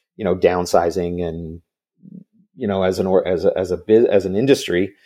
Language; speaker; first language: English; native; English